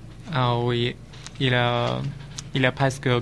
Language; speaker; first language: French; non-native, learner; Chinese